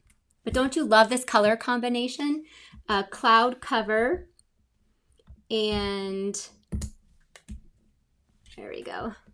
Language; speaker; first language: English; native; English